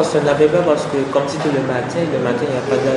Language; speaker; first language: French; native; French